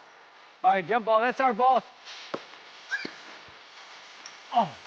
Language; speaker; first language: English; native; English